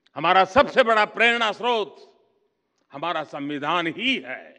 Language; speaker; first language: Hindi; non-native, local second language; Gujarati